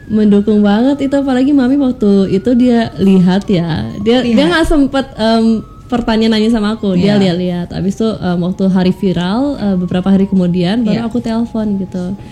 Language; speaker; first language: Indonesian; early bilingual, heritage; Indonesian